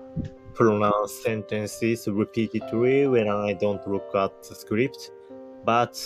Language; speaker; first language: English; non-native, learner; Japanese